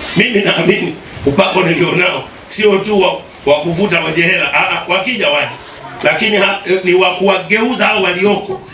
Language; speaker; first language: Swahili; native; Swahili